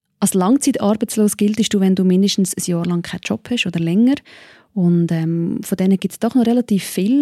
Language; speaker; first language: German; native; German